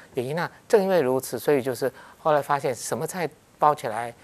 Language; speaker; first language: Chinese; native; Chinese